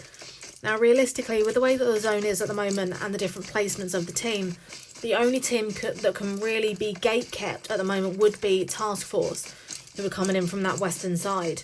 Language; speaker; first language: English; native; English